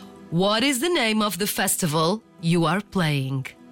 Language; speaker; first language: English; non-native, fluent; Portuguese